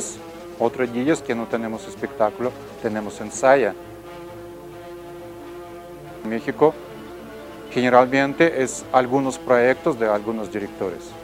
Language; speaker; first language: Spanish; non-native, learner; Russian